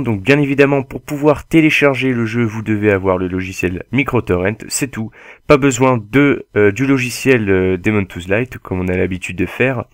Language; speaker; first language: French; native; French